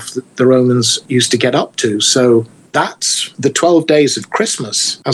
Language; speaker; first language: English; native; English